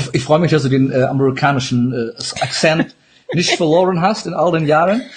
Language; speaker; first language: German; native; German